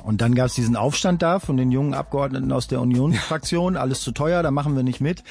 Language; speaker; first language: German; native; German